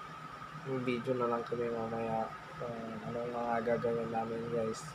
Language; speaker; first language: Filipino; non-native, local second language; Iloko